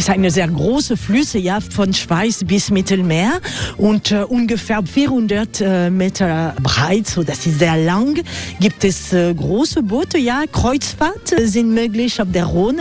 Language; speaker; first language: German; non-native, learner; French